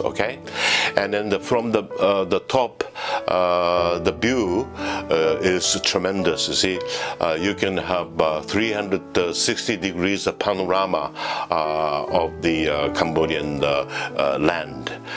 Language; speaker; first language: English; non-native, fluent; Japanese